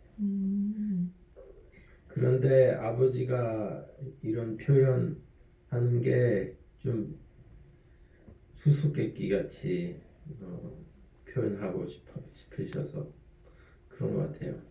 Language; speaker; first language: Korean; early bilingual, heritage; French